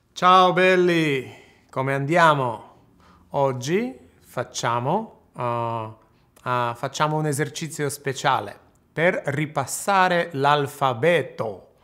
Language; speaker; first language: Italian; non-native, fluent; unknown